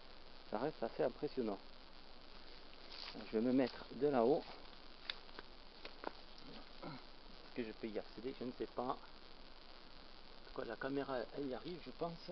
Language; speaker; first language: French; native; French